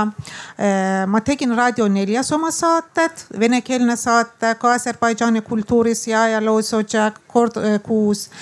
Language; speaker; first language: Estonian; non-native, fluent; Azerbaijani